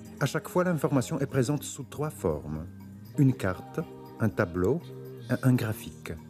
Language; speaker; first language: French; native; French